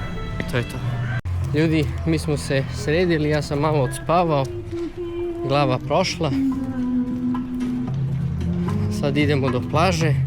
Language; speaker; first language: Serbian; early bilingual, heritage; Serbian